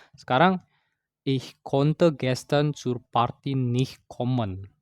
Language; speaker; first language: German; non-native, fluent; Indonesian